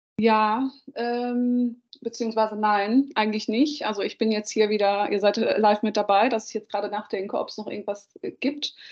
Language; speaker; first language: German; early bilingual, other home language; Dutch